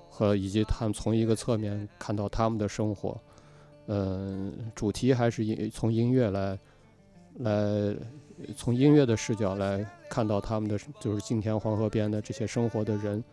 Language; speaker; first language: Chinese; native; Chinese